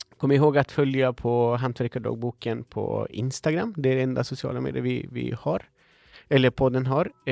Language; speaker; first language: Swedish; non-native, fluent; Spanish